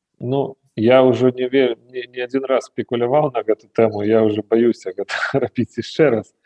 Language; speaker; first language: Belarusian; non-native, fluent; Lithuanian